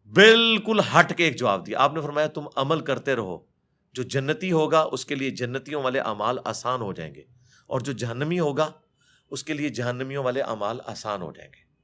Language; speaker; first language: Urdu; native; Urdu